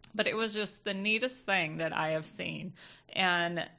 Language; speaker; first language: English; native; English